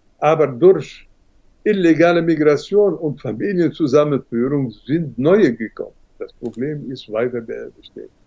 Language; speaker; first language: German; non-native, fluent; Arabic